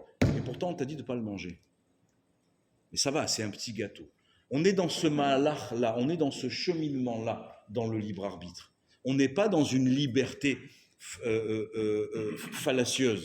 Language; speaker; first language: French; native; French